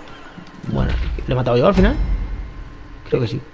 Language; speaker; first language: Spanish; native; Spanish